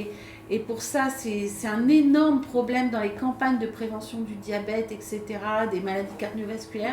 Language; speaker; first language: French; native; French